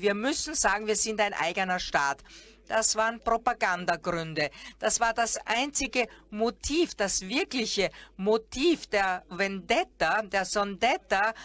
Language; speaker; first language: German; non-native, fluent; Hebrew